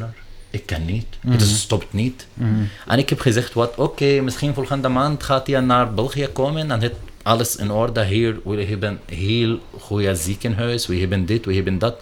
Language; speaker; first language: Dutch; non-native, learner; Arabic